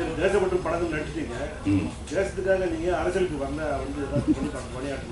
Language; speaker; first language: Tamil; native; Tamil